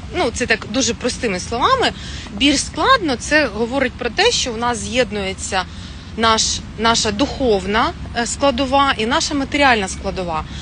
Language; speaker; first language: Ukrainian; non-native, local second language; Russian